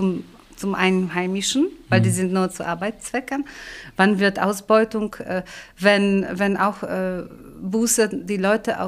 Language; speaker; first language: German; non-native, fluent; Polish